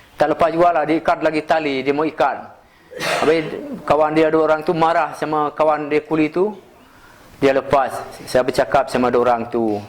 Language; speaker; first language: Malay; non-native, local second language; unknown